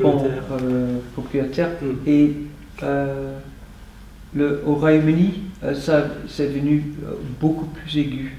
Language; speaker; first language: French; non-native, fluent; English